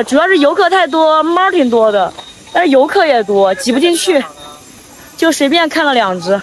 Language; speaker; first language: Chinese; native; Chinese